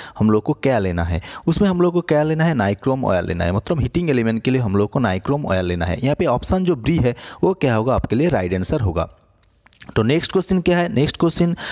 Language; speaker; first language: Hindi; non-native, local second language; Bangla